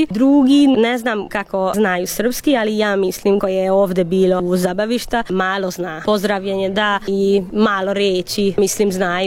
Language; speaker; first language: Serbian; non-native, local second language; Hungarian